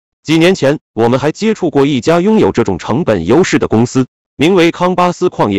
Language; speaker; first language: Chinese; native; Chinese